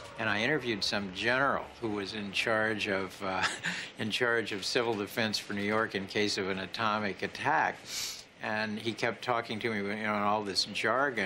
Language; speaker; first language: English; native; English